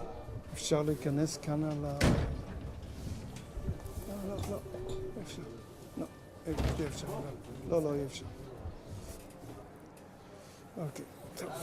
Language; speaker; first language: Hebrew; non-native, local second language; Yiddish